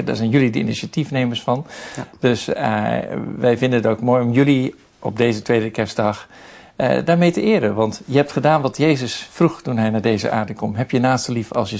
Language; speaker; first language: Dutch; native; Dutch